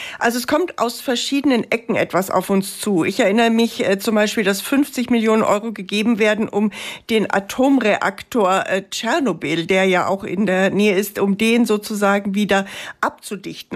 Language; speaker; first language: German; native; German